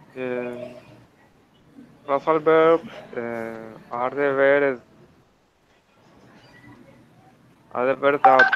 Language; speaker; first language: English; non-native, learner; Spanish